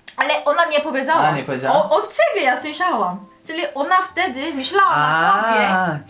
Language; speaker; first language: Polish; non-native, learner; Korean